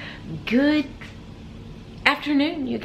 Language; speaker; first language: English; native; English